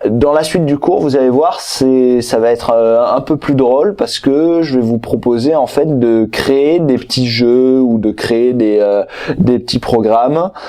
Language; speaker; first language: French; native; French